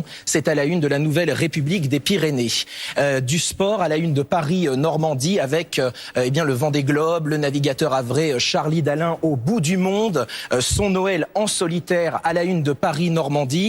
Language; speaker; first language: French; native; French